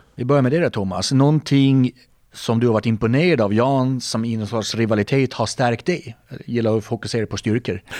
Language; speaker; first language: Swedish; native; Swedish